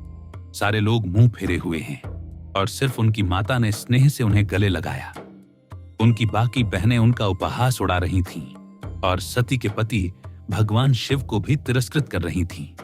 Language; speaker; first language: Hindi; native; Hindi